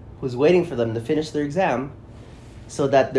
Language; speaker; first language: English; non-native, local second language; Filipino